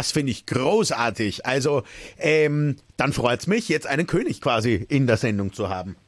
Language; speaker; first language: German; native; German